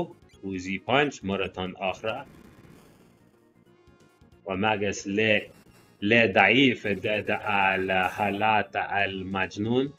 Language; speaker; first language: Arabic; non-native, learner; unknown